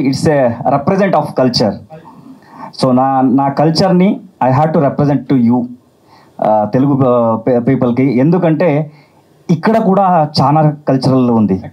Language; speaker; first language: Telugu; non-native, learner; Kannada